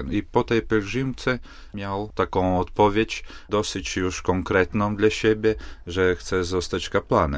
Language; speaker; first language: Polish; non-native, fluent; Latvian